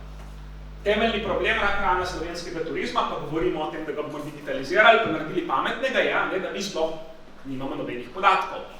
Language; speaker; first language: Slovenian; native; Slovenian